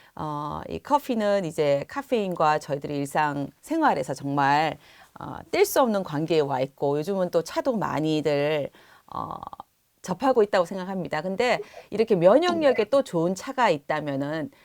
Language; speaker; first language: Korean; native; Korean